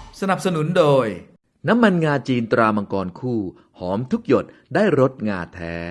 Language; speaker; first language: Thai; native; Thai